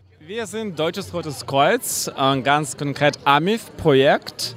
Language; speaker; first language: German; non-native, fluent; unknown